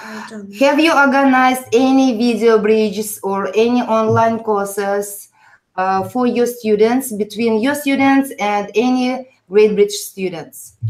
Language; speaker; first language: English; non-native, fluent; Uzbek